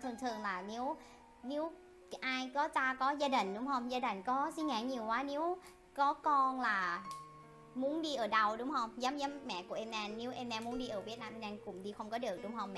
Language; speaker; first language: Vietnamese; non-native, learner; Thai